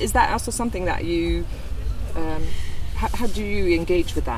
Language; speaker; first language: English; non-native, fluent; Dutch